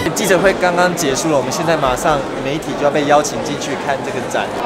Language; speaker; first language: Chinese; early bilingual, heritage; Chinese